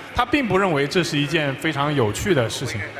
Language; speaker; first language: Chinese; native; Chinese